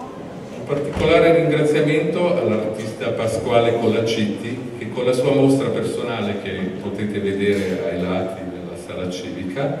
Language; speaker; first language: Italian; native; Italian